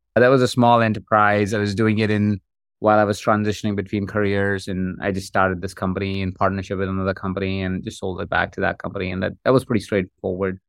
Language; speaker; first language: English; non-native, local second language; Hindi